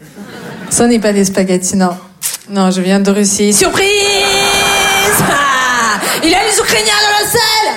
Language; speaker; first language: French; non-native, fluent; Russian